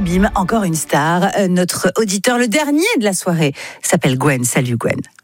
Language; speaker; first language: French; native; French